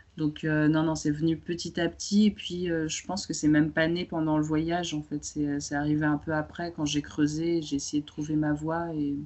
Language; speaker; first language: French; early bilingual, other home language; Romanian